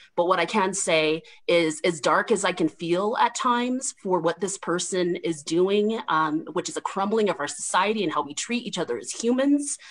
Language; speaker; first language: English; native; English